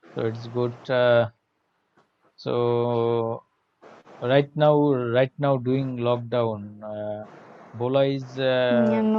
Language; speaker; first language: English; non-native, learner; Bangla